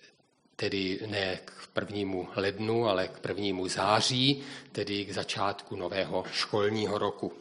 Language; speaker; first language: Czech; native; Czech